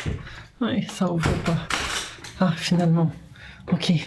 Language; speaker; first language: French; non-native, fluent; Portuguese